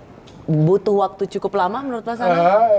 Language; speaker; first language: Indonesian; native; Indonesian